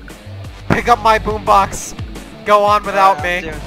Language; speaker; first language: English; native; English